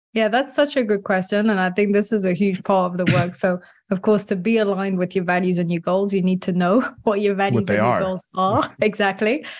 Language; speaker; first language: English; non-native, fluent; French